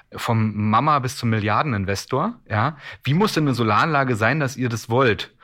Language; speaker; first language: German; native; German